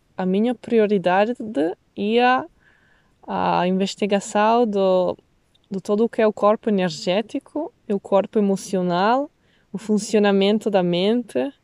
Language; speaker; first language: Portuguese; non-native, fluent; Italian